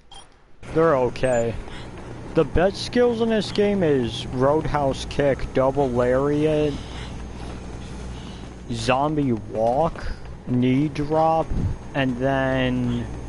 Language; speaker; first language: English; native; English